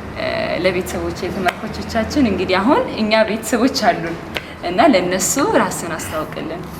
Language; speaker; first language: Amharic; early bilingual, heritage; Amharic